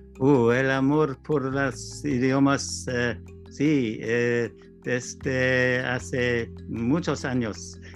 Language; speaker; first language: Spanish; non-native, learner; English